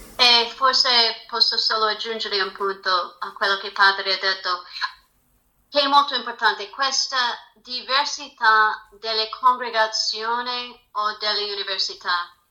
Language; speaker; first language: Italian; non-native, fluent; English